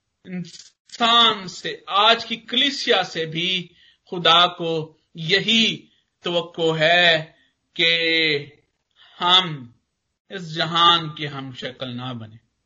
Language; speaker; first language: Urdu; native; Urdu